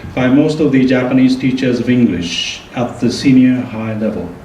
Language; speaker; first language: English; non-native, fluent; Japanese